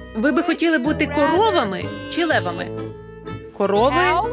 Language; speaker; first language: Ukrainian; non-native, fluent; English